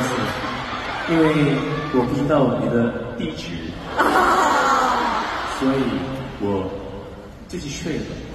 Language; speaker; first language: Chinese; non-native, learner; Korean